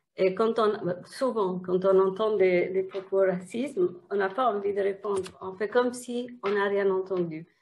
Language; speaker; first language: French; non-native, fluent; Tigrinya